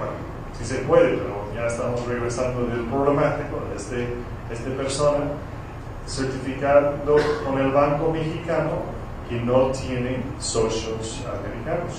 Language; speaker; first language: Spanish; non-native, fluent; English